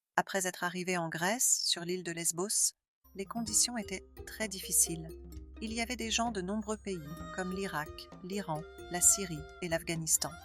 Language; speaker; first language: French; non-native, fluent; Arabic